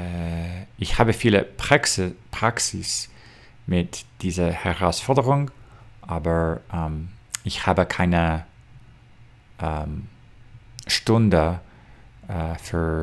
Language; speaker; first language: German; non-native, learner; English